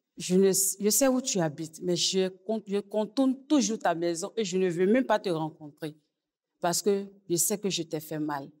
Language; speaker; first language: French; native; French